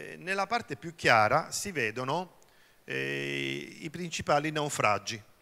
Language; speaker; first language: Italian; native; Italian